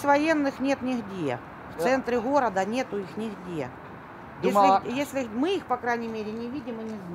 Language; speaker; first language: Russian; native; Russian